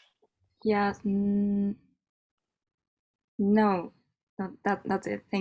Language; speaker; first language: English; non-native, learner; Japanese